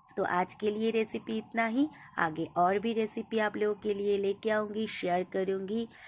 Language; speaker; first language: Hindi; non-native, local second language; Bangla